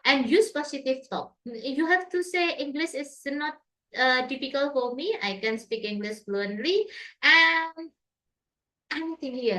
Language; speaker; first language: English; non-native, fluent; Indonesian